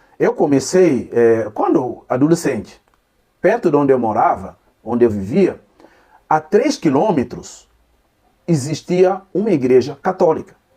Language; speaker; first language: Portuguese; non-native, local second language; Upper Guinea Crioulo